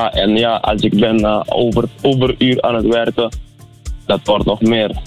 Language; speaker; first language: Dutch; non-native, local second language; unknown